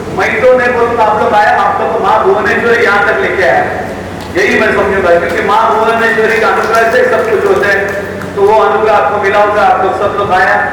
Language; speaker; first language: Hindi; non-native, local second language; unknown